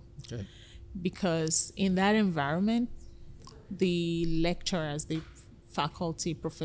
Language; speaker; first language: English; non-native, local second language; Yoruba